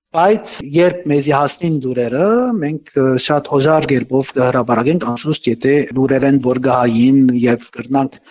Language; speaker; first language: Armenian; early bilingual, heritage; Armenian